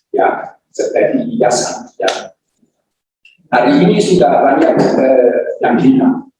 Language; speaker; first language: Indonesian; non-native, learner; German